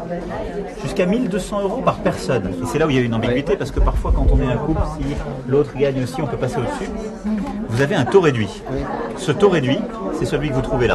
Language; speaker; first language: French; native; French